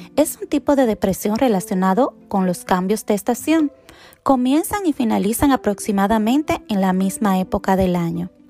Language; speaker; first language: Spanish; native; Spanish